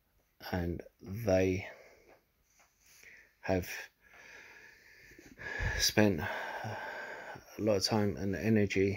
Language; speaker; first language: English; native; English